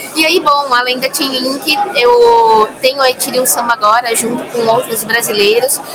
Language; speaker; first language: Portuguese; native; Portuguese